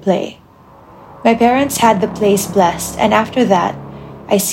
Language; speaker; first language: English; non-native, local second language; Filipino